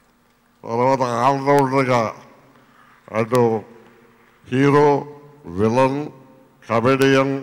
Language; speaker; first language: Telugu; native; Telugu